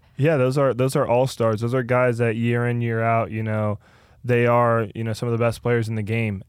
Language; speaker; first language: English; early bilingual, other home language; Spanish